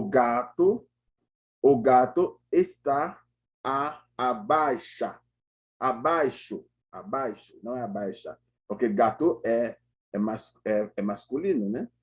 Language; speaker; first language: Portuguese; non-native, learner; Haitian Creole